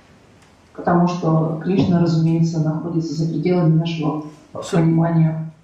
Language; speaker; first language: Russian; native; Russian